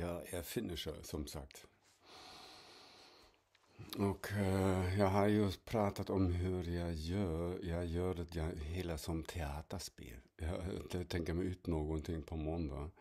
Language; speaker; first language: Swedish; non-native, fluent; German